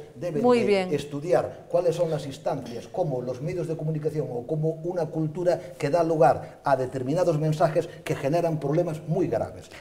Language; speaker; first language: Spanish; native; Spanish